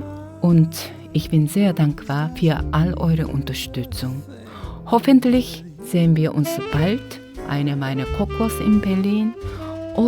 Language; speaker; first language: German; non-native, fluent; Korean